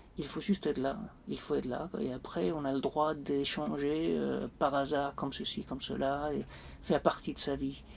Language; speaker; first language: French; non-native, fluent; Danish